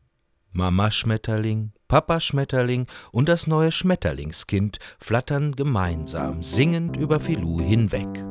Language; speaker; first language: German; native; German